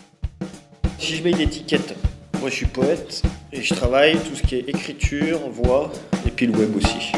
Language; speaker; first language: French; native; French